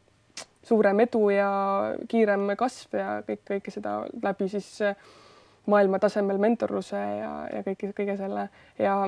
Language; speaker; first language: Estonian; native; Estonian